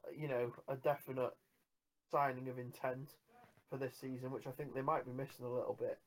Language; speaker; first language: English; native; English